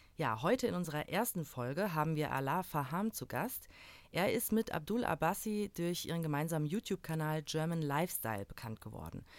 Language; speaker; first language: German; native; German